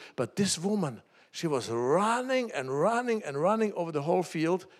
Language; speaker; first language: English; non-native, fluent; German